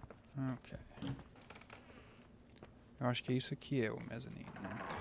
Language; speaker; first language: Portuguese; non-native, fluent; English